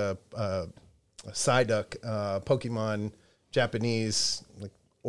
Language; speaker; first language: English; native; English